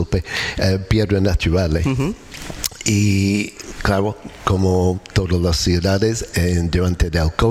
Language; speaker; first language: Spanish; non-native, learner; English